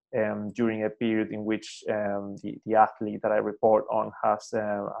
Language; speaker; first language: English; non-native, fluent; Spanish